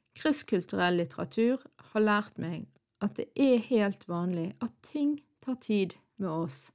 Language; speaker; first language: Norwegian; early bilingual, other home language; Arabic